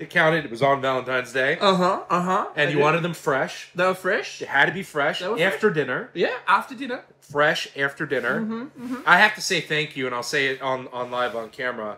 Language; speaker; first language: English; native; English